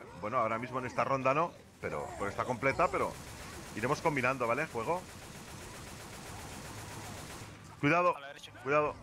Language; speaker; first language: Spanish; native; Spanish